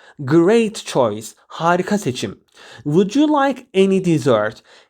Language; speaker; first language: English; non-native, fluent; Turkish